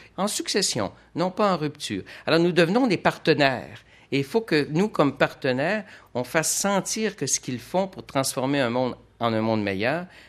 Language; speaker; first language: French; native; French